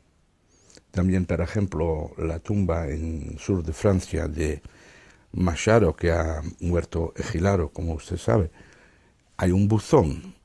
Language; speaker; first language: Spanish; non-native, fluent; Dutch